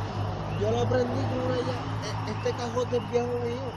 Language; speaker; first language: Spanish; native; Spanish